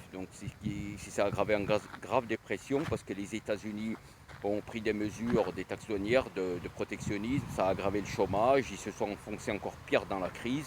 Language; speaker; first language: French; native; French